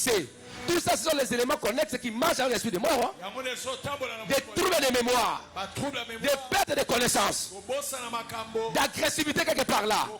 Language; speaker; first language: French; non-native, local second language; Lingala